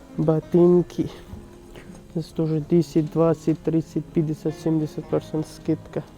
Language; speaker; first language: Russian; non-native, learner; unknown